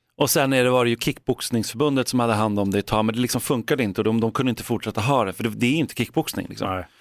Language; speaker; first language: Swedish; native; Swedish